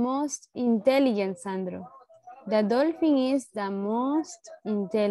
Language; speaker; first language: English; non-native, learner; Spanish